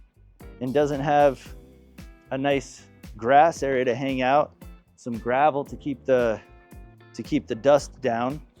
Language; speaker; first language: English; native; English